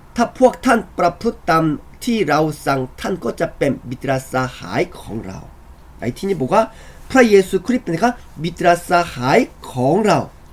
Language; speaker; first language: Thai; non-native, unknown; Korean